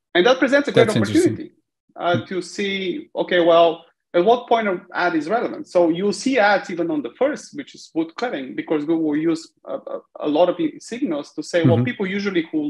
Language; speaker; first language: English; non-native, fluent; Bulgarian